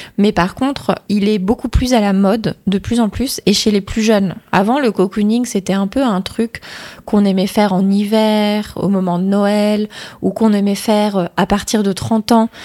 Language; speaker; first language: French; native; French